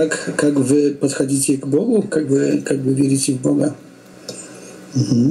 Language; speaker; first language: Russian; non-native, learner; Polish